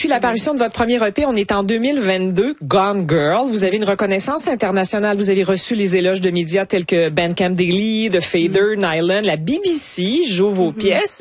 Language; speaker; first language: French; native; French